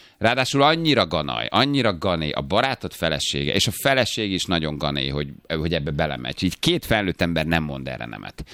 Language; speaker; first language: Hungarian; native; Hungarian